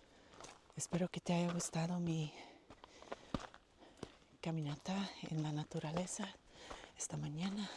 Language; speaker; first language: Spanish; non-native, fluent; English